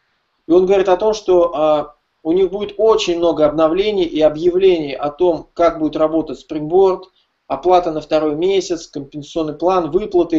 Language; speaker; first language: Russian; native; Russian